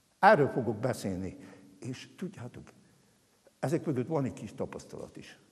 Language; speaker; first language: Hungarian; native; Hungarian